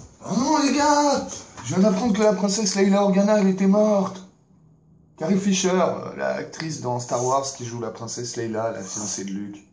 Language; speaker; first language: French; native; French